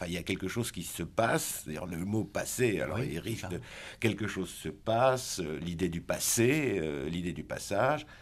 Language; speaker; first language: French; native; French